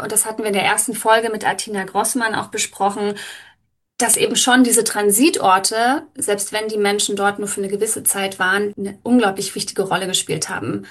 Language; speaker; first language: German; native; German